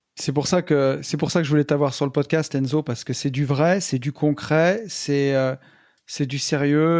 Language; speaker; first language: French; native; French